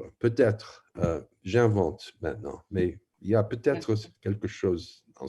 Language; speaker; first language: French; non-native, fluent; English